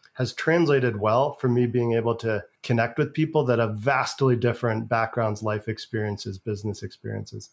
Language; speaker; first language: English; native; English